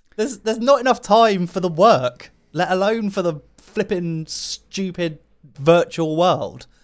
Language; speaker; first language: English; native; English